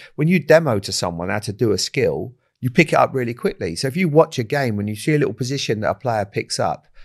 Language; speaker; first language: English; native; English